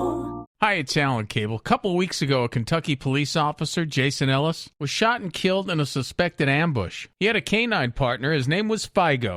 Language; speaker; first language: English; native; English